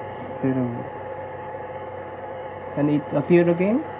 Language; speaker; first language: English; non-native, learner; Japanese